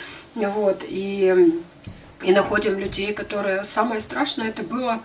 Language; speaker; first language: Russian; native; Russian